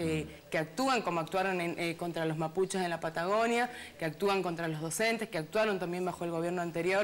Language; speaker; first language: Spanish; native; Spanish